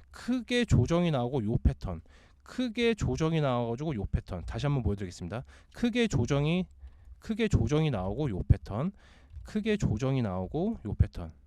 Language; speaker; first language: Korean; native; Korean